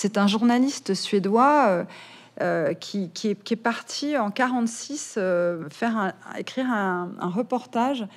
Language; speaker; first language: French; native; French